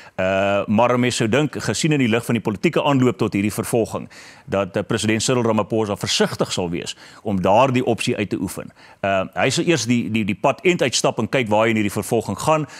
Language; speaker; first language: Afrikaans; native; Afrikaans